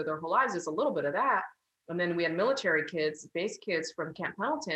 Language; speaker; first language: English; native; English